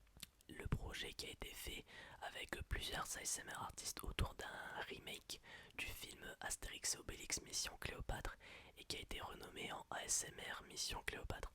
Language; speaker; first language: French; native; French